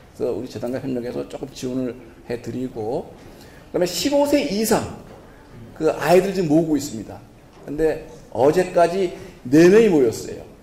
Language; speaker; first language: Korean; native; Korean